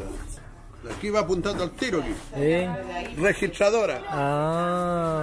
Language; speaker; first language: Spanish; native; Spanish